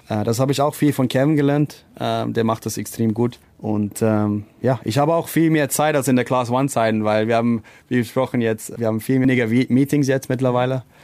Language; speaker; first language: German; non-native, fluent; Afrikaans